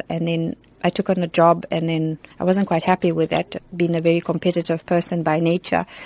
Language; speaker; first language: English; native; English